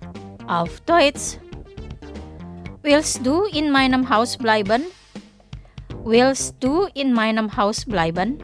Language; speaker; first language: German; non-native, fluent; Indonesian